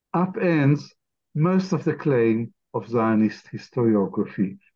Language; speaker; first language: English; non-native, fluent; Arabic